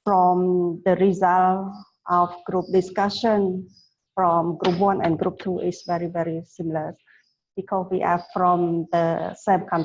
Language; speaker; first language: English; non-native, fluent; Khmer